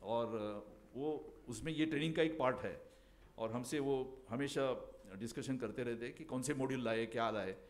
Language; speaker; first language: Hindi; non-native, local second language; Marathi